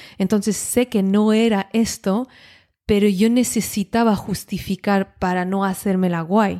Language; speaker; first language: Spanish; non-native, fluent; French